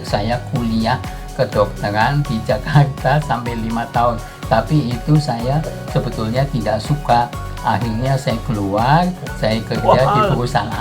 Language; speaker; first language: Indonesian; non-native, local second language; Dutch